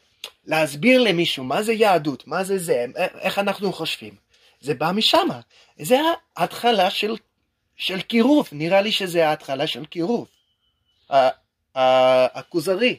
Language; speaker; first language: Hebrew; non-native, learner; English